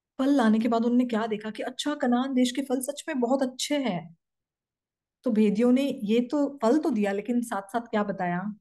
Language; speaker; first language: Hindi; non-native, fluent; Korean